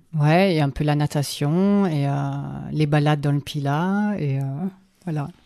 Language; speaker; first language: French; non-native, fluent; German